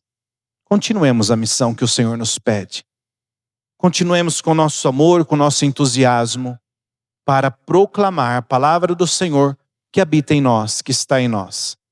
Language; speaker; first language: Portuguese; native; Portuguese